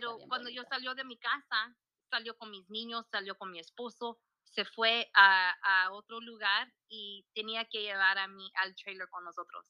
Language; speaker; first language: Spanish; early bilingual, heritage; Spanish